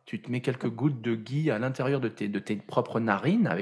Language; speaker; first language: French; native; French